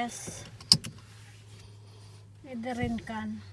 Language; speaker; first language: Dutch; non-native, learner; Filipino